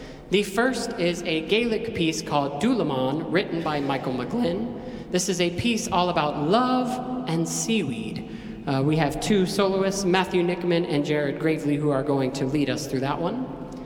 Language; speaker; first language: English; native; English